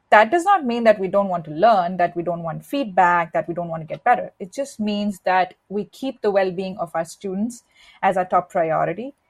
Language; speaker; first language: English; non-native, local second language; Hindi